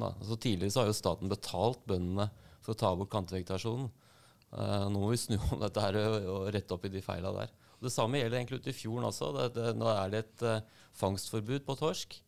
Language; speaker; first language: Norwegian; native; Norwegian